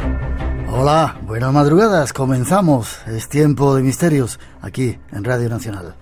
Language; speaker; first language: Spanish; native; Spanish